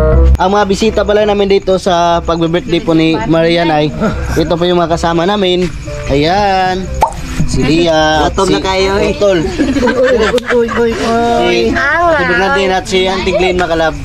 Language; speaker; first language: Filipino; non-native, local second language; Cebuano